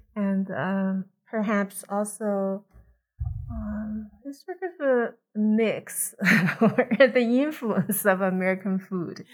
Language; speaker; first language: English; non-native, fluent; Chinese